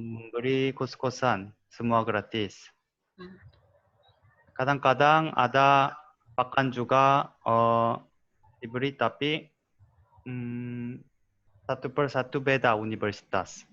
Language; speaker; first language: Indonesian; non-native, learner; Korean